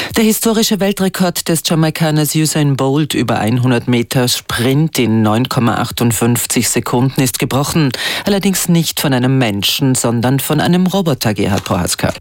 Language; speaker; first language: German; native; German